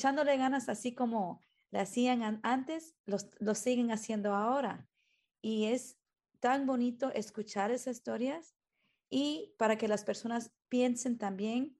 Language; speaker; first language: Spanish; early bilingual, heritage; Spanish